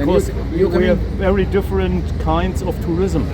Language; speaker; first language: English; non-native, learner; German